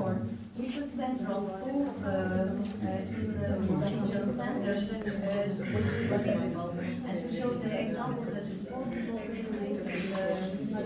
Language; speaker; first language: English; non-native, fluent; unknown